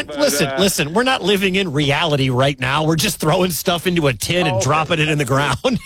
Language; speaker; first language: English; native; English